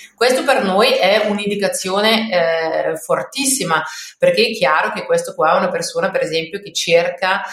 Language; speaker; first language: Italian; non-native, fluent; German